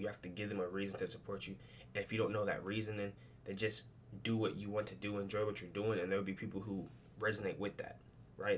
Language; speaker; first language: English; native; English